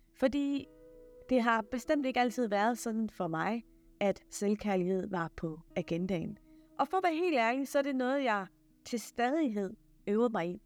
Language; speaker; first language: Danish; native; Danish